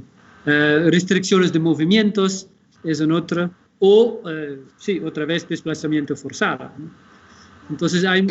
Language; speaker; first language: Spanish; non-native, fluent; Dutch